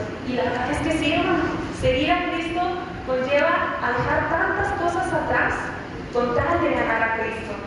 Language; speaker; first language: Spanish; native; Spanish